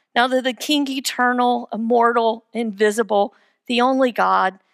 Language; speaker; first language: English; native; English